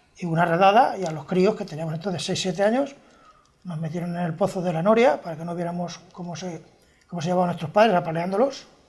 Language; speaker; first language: Spanish; native; Spanish